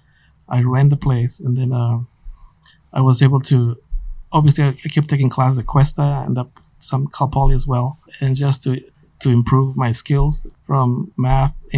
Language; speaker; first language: English; non-native, fluent; Spanish